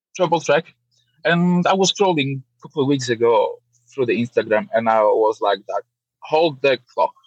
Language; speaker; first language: English; non-native, fluent; Polish